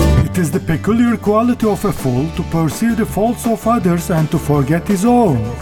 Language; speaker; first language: English; non-native, fluent; Turkish